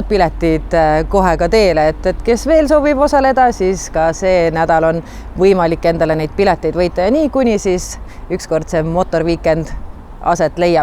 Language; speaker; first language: Estonian; native; Estonian